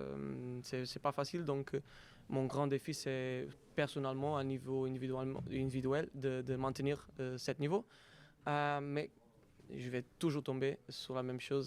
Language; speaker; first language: French; non-native, fluent; Portuguese